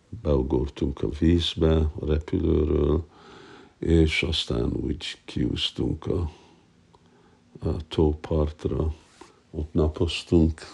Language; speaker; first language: Hungarian; non-native, fluent; English